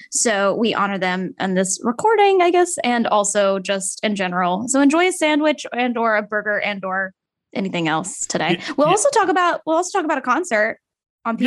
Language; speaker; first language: English; native; English